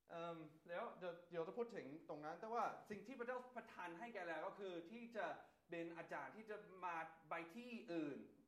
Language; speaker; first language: Thai; non-native, fluent; English